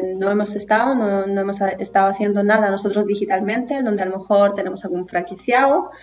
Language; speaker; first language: Spanish; non-native, fluent; Polish